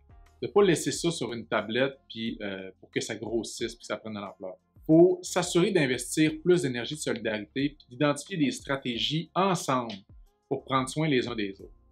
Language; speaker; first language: French; native; French